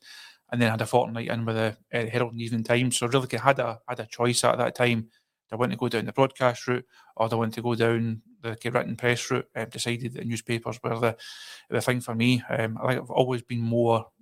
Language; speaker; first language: English; native; English